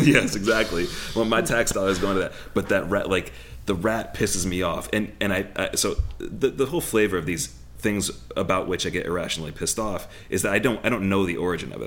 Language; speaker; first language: English; native; English